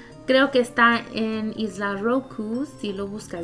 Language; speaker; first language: Spanish; early bilingual, heritage; Spanish